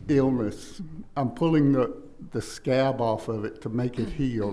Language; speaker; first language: English; native; English